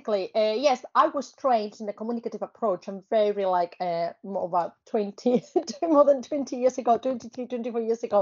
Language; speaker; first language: English; non-native, fluent; Spanish